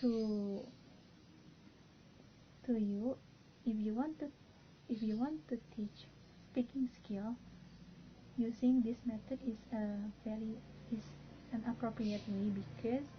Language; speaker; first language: English; non-native, learner; Indonesian